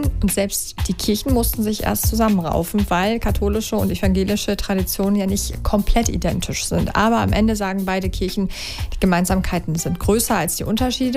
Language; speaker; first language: German; native; German